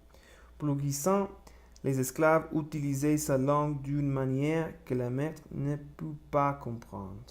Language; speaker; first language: French; non-native, learner; Spanish